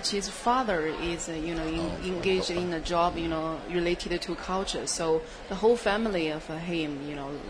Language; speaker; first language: English; non-native, fluent; Chinese